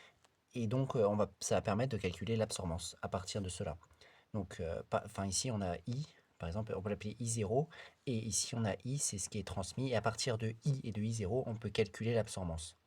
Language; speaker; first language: French; native; French